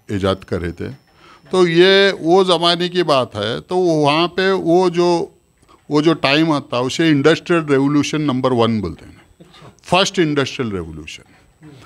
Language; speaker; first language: Hindi; non-native, local second language; Urdu